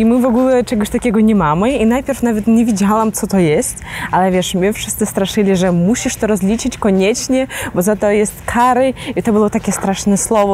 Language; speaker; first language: Polish; non-native, fluent; Ukrainian